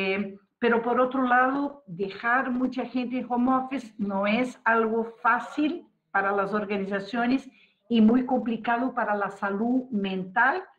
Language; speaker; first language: Spanish; non-native, fluent; Portuguese